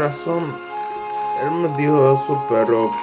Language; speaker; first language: Spanish; non-native, learner; English